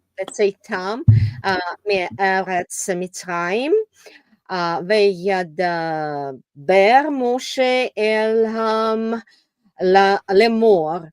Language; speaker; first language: Hebrew; non-native, learner; English